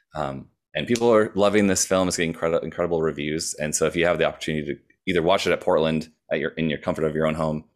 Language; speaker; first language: English; native; English